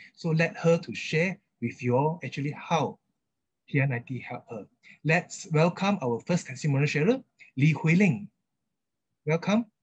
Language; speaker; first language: English; non-native, local second language; Chinese